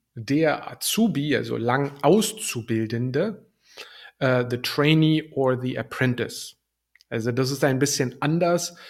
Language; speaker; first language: German; native; German